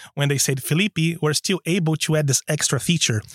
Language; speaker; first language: English; non-native, fluent; Portuguese